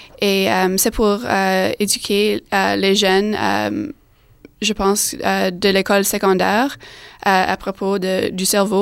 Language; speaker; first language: French; non-native, fluent; English